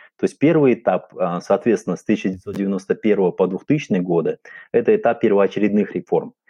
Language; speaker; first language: Russian; non-native, local second language; Uzbek